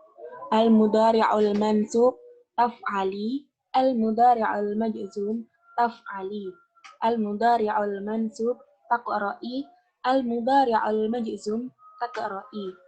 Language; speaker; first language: Arabic; non-native, learner; Indonesian